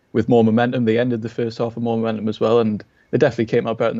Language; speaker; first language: English; native; English